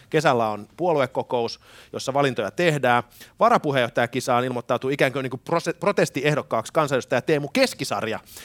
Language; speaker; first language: Finnish; native; Finnish